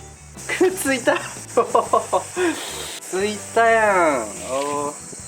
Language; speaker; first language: Japanese; native; Japanese